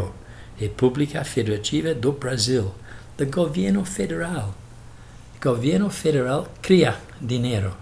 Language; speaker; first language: Portuguese; non-native, fluent; English